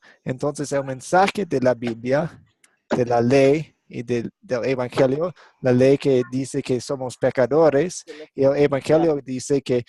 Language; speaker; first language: Spanish; non-native, fluent; English